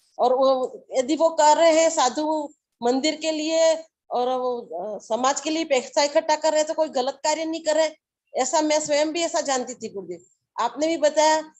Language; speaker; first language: Hindi; native; Hindi